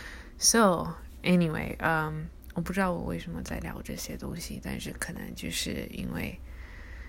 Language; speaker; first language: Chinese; early bilingual, heritage; Chinese